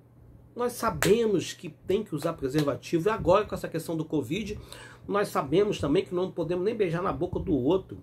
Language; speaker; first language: Portuguese; native; Portuguese